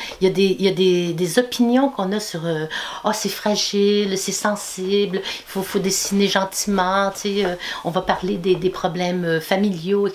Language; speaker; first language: French; native; French